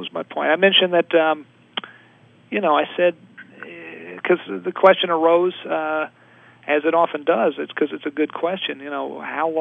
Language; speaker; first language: English; native; English